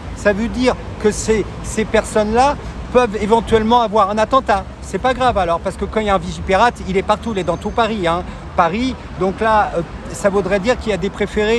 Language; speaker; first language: French; native; French